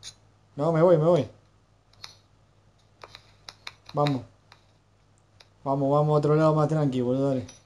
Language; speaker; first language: Spanish; native; Spanish